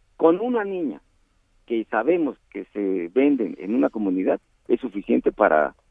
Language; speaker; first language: Spanish; native; Spanish